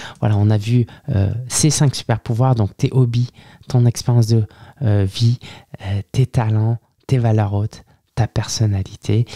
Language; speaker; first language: French; early bilingual, other home language; Chinese